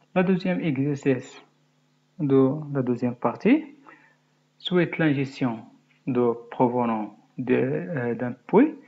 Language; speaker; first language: French; non-native, local second language; Arabic